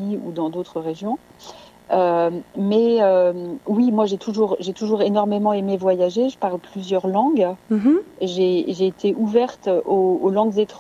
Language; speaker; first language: French; native; French